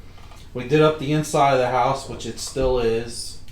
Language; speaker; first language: English; native; English